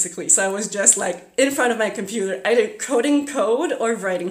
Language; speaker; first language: English; non-native, fluent; German